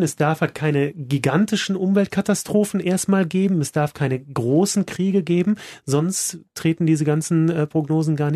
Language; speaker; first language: German; native; German